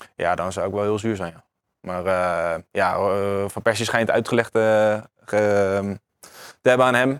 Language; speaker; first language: Dutch; native; Dutch